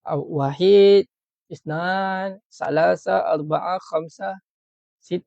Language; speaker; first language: Arabic; non-native, fluent; Malay